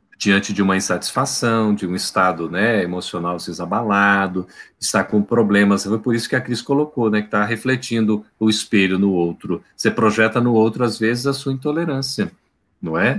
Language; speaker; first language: Portuguese; native; Portuguese